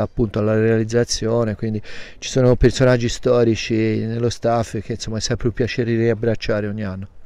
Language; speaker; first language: Italian; native; Italian